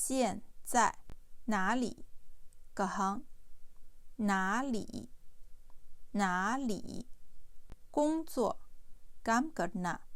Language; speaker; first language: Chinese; non-native, fluent; Urdu